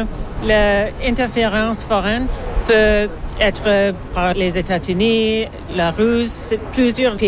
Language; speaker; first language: French; non-native, learner; English